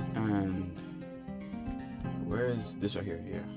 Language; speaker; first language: English; native; English